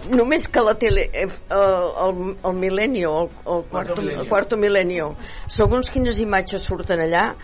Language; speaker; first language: Catalan; non-native, local second language; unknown